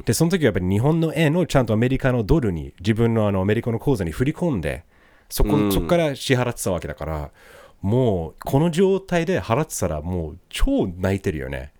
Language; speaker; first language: Japanese; non-native, fluent; English